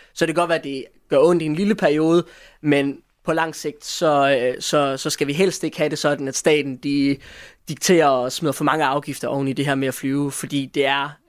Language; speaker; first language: Danish; native; Danish